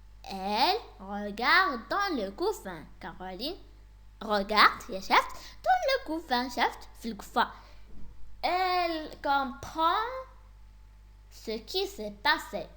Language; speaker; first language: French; non-native, local second language; Arabic